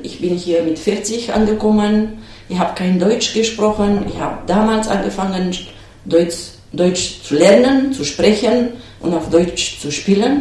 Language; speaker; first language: German; non-native, fluent; Romanian